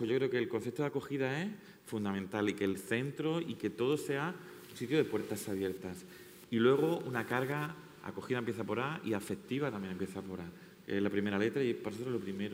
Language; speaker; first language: Spanish; native; Spanish